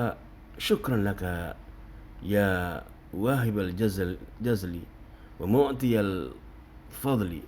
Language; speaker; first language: Arabic; non-native, fluent; Indonesian